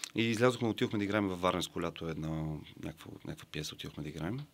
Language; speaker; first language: Bulgarian; native; Bulgarian